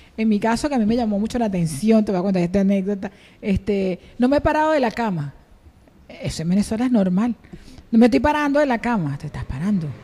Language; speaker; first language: Spanish; native; Spanish